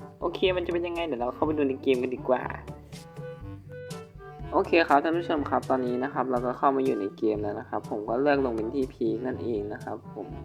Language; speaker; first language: Thai; native; Thai